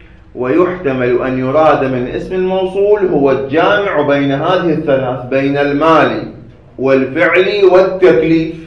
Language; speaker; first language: Arabic; native; Arabic